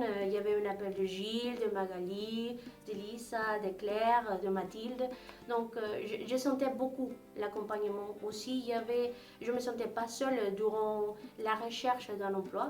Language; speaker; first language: French; non-native, fluent; Spanish